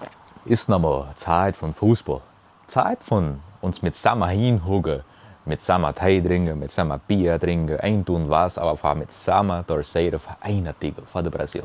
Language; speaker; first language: German; early bilingual, heritage; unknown